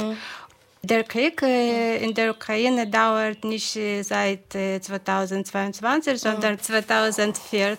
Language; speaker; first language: German; non-native, fluent; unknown